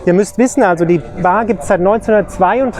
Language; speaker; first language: German; native; German